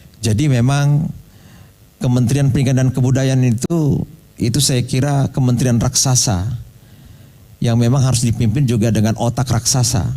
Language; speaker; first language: Indonesian; non-native, local second language; Buginese